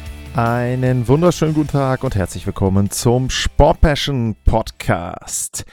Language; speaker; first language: German; native; German